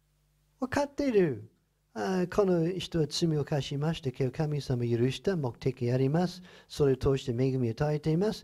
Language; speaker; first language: Japanese; non-native, fluent; English